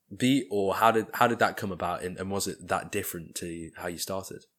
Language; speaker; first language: English; native; English